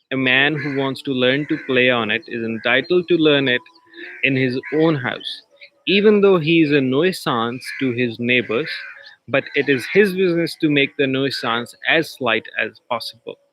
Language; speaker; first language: English; non-native, local second language; Punjabi